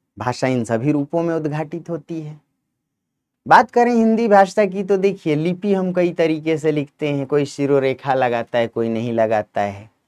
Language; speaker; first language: Hindi; native; Hindi